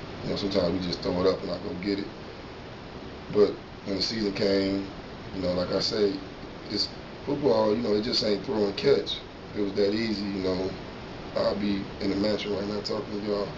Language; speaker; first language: English; native; English